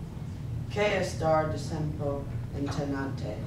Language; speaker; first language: Spanish; non-native, learner; English